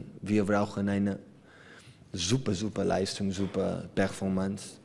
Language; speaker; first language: German; non-native, learner; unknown